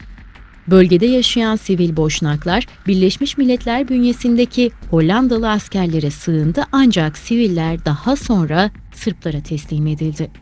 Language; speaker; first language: Turkish; native; Turkish